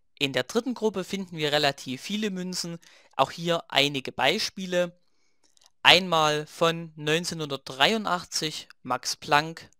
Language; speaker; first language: German; native; German